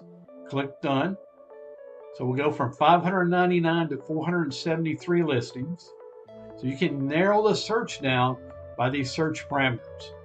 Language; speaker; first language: English; native; English